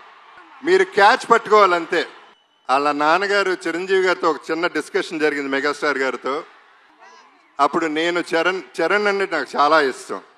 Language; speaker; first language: Telugu; native; Telugu